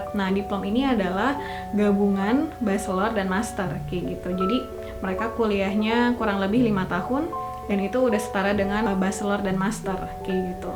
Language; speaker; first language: Indonesian; native; Indonesian